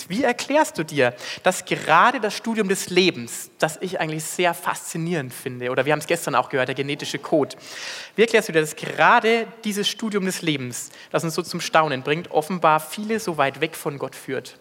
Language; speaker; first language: German; native; German